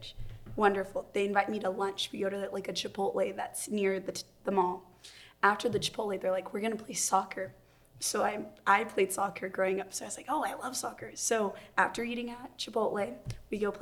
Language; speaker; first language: English; native; English